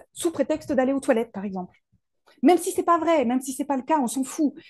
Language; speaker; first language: French; native; French